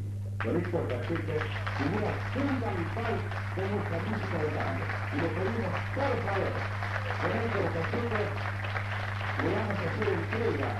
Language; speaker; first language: Spanish; native; Spanish